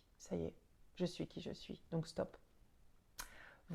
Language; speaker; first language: French; native; French